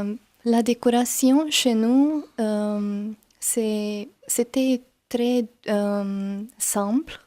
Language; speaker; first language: French; non-native, learner; Hungarian